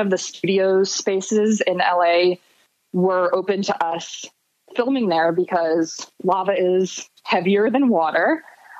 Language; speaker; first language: English; native; English